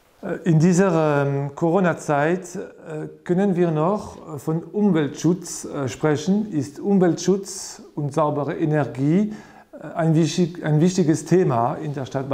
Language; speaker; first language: German; non-native, fluent; French